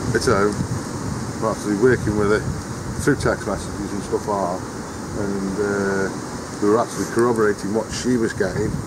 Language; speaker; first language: English; native; English